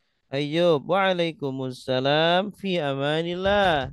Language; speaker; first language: Arabic; non-native, fluent; Indonesian